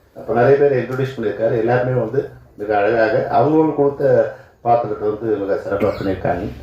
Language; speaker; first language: Tamil; native; Tamil